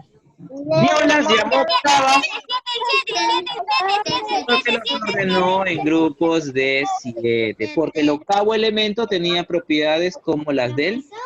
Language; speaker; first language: Spanish; native; Spanish